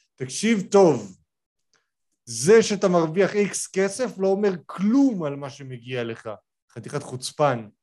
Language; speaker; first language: Hebrew; native; Hebrew